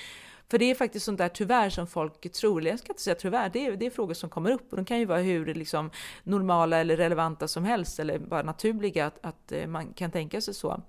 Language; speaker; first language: Swedish; native; Swedish